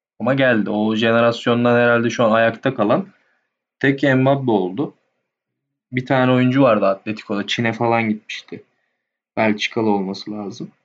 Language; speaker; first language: Turkish; native; Turkish